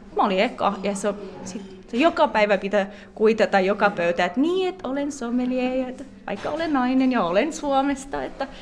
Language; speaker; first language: Finnish; non-native, fluent; English